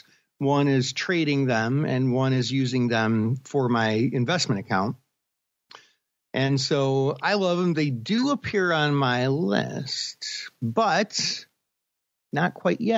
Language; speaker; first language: English; native; English